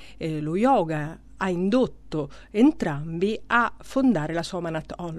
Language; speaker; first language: Italian; native; Italian